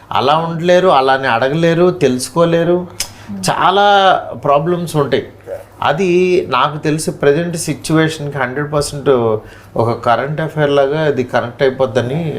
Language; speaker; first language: Telugu; native; Telugu